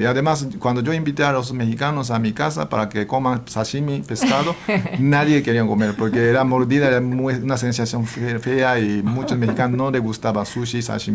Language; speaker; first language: Spanish; non-native, fluent; Japanese